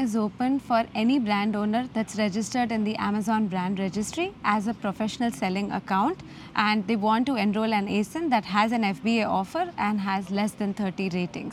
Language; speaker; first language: English; non-native, local second language; Gujarati